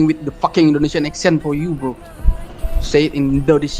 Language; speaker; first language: English; non-native, learner; Indonesian